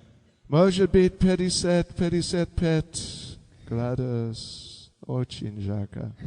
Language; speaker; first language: Russian; non-native, learner; English